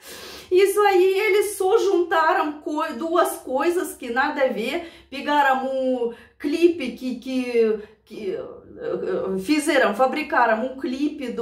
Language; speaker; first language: Portuguese; non-native, learner; Russian